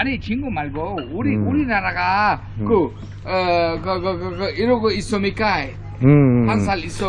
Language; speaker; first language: Korean; non-native, learner; Uzbek